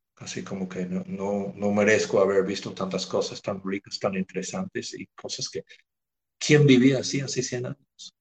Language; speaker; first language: Spanish; non-native, fluent; English